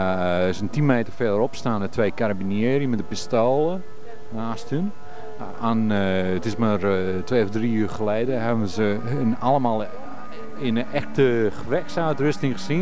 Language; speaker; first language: Dutch; native; Dutch